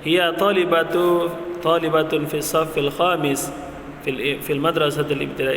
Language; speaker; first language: Arabic; non-native, fluent; Indonesian